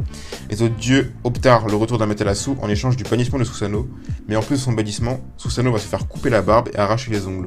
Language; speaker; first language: French; native; French